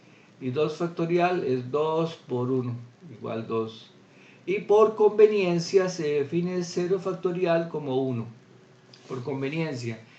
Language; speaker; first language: Spanish; native; Spanish